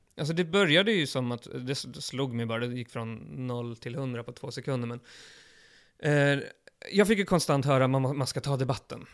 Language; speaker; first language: Swedish; early bilingual, other home language; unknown